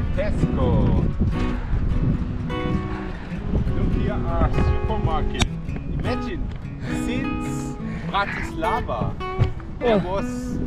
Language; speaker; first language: English; non-native, fluent; German